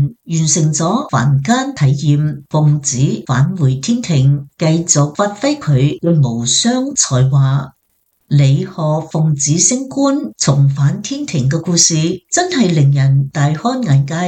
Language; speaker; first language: Chinese; native; Chinese